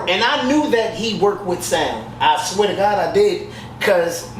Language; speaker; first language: English; native; English